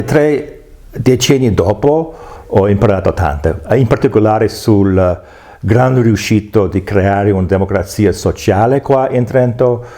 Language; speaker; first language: Italian; non-native, fluent; English